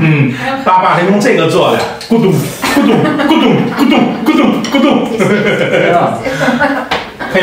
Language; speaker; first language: Chinese; native; Chinese